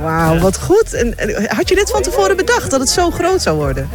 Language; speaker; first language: Dutch; native; Dutch